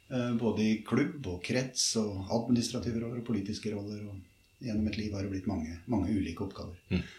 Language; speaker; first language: Norwegian; native; Norwegian